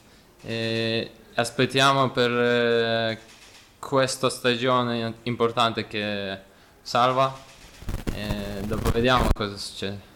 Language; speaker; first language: Italian; non-native, learner; Ukrainian